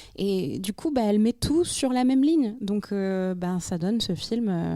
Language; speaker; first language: French; native; French